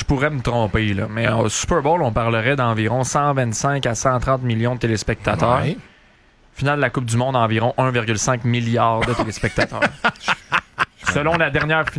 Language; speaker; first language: French; native; French